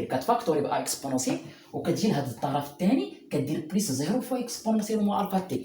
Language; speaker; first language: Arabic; native; Arabic